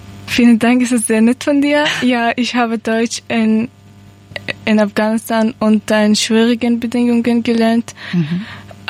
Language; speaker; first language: German; non-native, learner; Persian